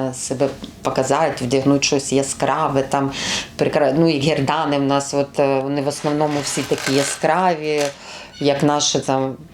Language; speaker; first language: Ukrainian; native; Ukrainian